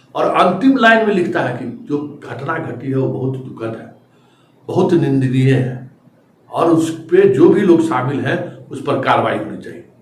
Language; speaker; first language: Hindi; native; Hindi